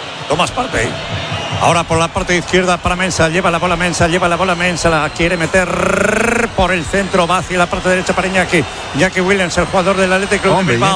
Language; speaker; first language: Spanish; native; Spanish